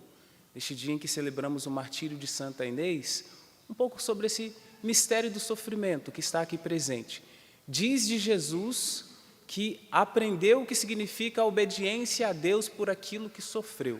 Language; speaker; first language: Portuguese; native; Portuguese